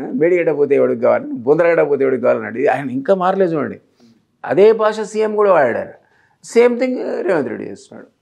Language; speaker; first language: Telugu; native; Telugu